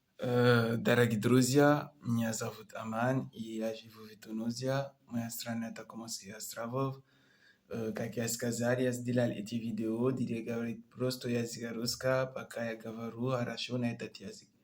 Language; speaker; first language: Russian; non-native, learner; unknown